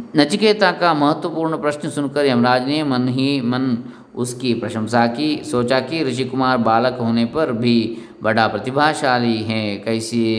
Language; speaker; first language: Hindi; non-native, local second language; Kannada